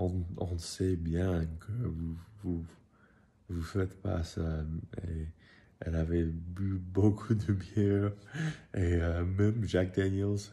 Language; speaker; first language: French; non-native, learner; English